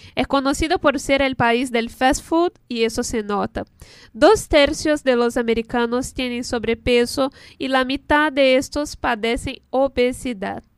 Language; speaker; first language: Spanish; non-native, fluent; Portuguese